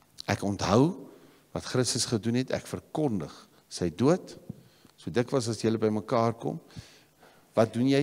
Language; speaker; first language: Afrikaans; native; Afrikaans